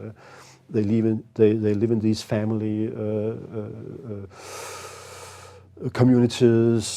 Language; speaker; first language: English; non-native, fluent; Danish